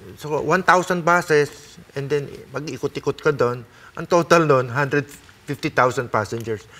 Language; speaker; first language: Filipino; native; Filipino